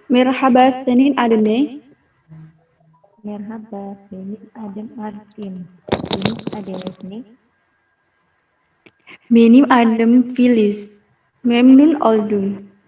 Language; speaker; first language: Turkish; non-native, learner; Indonesian